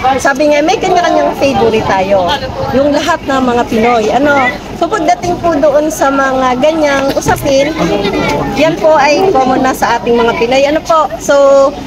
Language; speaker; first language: Filipino; native; Filipino